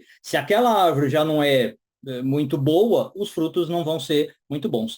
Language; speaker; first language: Portuguese; native; Portuguese